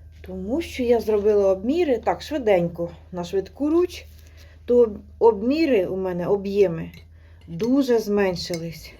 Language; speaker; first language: Ukrainian; non-native, local second language; Russian